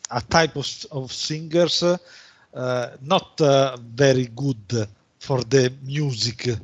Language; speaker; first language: English; non-native, learner; Italian